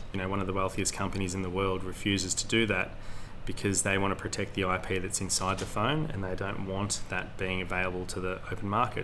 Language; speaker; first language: English; native; English